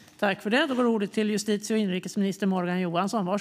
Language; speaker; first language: Swedish; native; Swedish